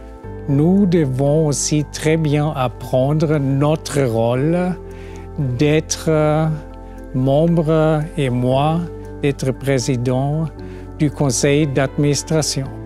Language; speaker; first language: French; non-native, fluent; German